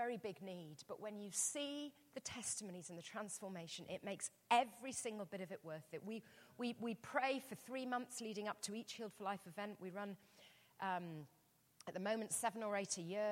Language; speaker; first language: English; native; English